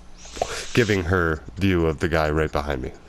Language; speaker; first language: English; native; English